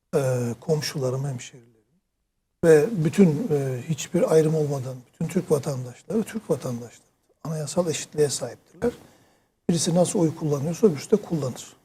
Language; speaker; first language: Turkish; native; Turkish